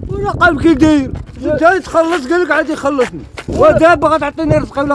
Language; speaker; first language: Arabic; native; Arabic